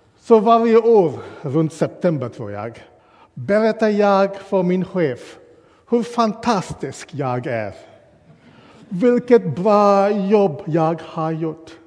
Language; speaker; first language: Swedish; non-native, fluent; English